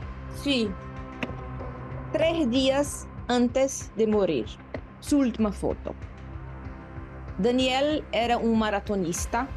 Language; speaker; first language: Spanish; non-native, learner; Portuguese